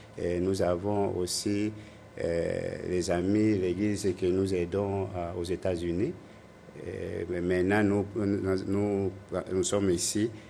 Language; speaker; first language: French; non-native, local second language; Lingala